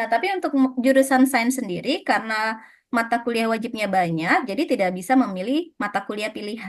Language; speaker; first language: Indonesian; non-native, fluent; Japanese